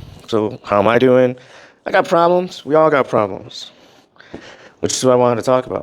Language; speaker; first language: English; native; English